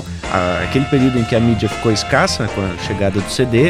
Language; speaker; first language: Portuguese; native; Portuguese